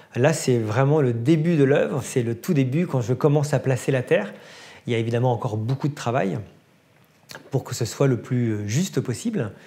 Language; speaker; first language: French; native; French